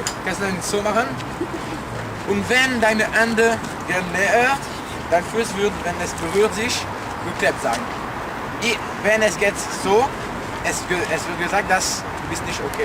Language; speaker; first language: German; non-native, learner; French